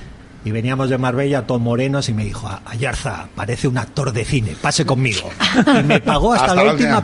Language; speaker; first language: Spanish; native; Spanish